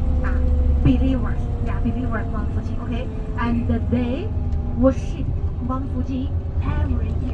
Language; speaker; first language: English; non-native, learner; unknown